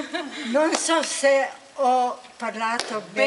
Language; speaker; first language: Italian; non-native, learner; Slovenian